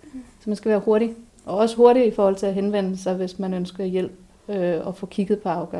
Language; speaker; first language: Danish; native; Danish